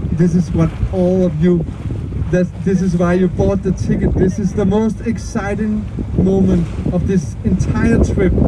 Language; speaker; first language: English; non-native, fluent; Danish